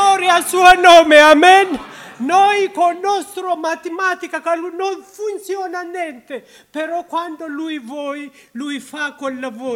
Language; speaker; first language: Italian; non-native, learner; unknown